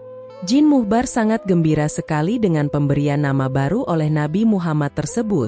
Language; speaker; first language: Indonesian; native; Indonesian